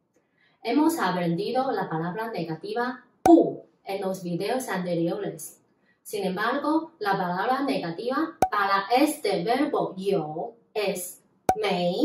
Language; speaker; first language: Spanish; non-native, fluent; Chinese